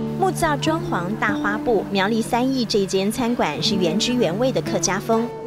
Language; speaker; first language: Chinese; native; Chinese